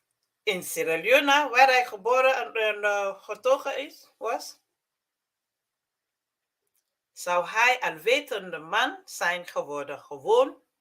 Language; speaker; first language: Dutch; non-native, fluent; Mandingo